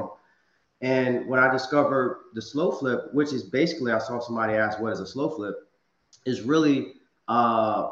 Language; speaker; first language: English; native; English